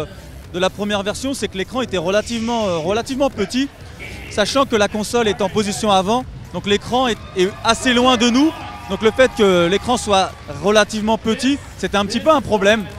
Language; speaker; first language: French; native; French